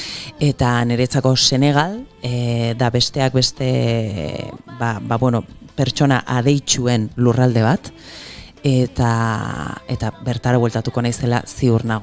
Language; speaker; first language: Basque; native; Basque